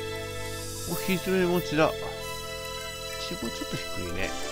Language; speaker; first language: Japanese; native; Japanese